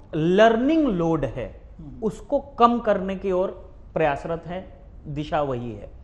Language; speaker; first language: Hindi; native; Hindi